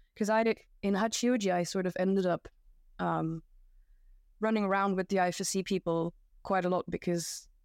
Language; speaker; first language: English; non-native, fluent; Dutch